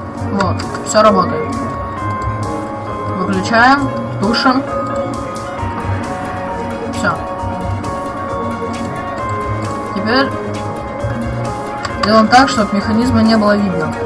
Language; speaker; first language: Russian; native; Russian